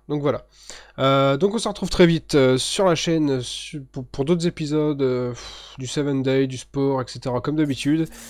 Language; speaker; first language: French; native; French